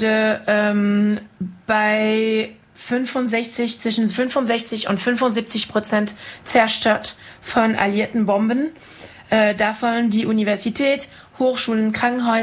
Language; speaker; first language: German; non-native, fluent; French